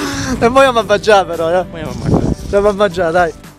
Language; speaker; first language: Italian; native; Italian